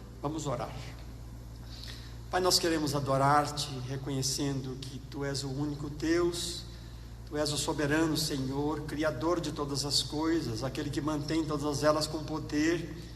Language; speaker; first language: Portuguese; native; Portuguese